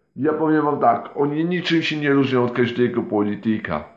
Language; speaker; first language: Polish; non-native, fluent; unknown